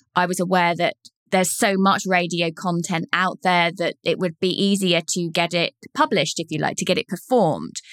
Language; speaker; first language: English; native; English